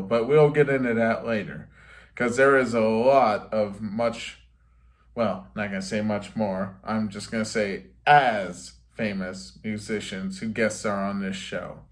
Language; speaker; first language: English; native; English